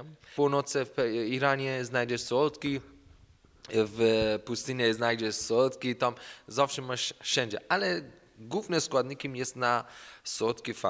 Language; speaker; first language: Polish; non-native, learner; Persian